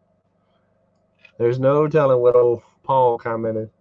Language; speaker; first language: English; native; English